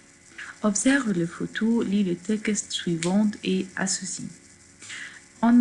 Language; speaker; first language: French; non-native, fluent; Arabic